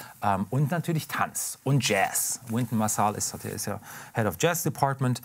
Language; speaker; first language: German; native; German